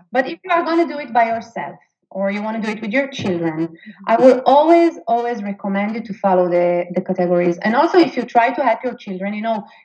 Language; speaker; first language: English; non-native, fluent; Hebrew